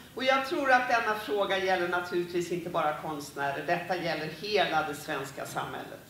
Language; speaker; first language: Swedish; native; Swedish